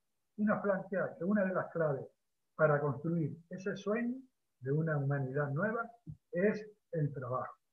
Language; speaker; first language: Spanish; native; Spanish